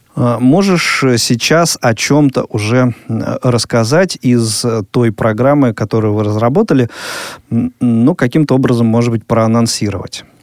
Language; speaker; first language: Russian; native; Russian